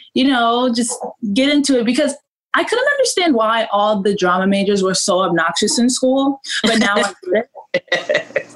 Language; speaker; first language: English; native; English